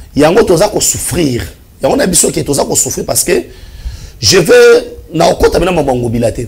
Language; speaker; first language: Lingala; non-native, local second language; Swahili